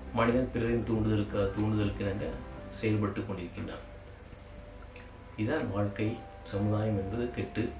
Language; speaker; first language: Tamil; native; Tamil